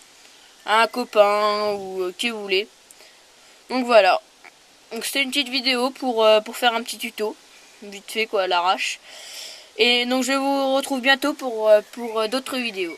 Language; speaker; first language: French; native; French